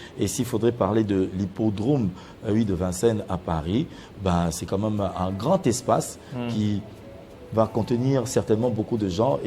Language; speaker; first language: French; non-native, local second language; Lingala